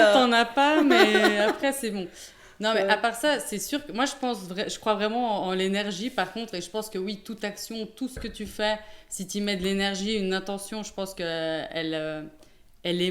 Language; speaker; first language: French; native; French